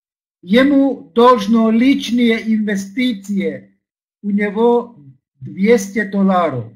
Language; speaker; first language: Russian; non-native, learner; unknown